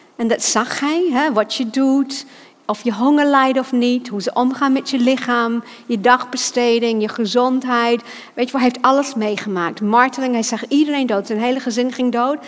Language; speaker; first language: Dutch; non-native, fluent; English